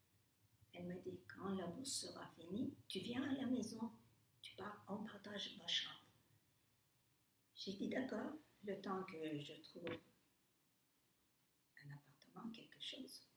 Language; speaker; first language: French; non-native, fluent; Turkish